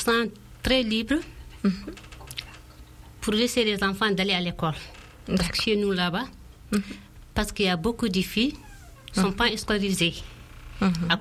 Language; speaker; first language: French; non-native, local second language; Fula